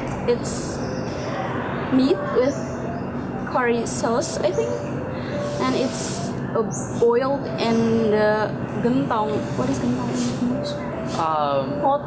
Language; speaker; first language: English; non-native, learner; Indonesian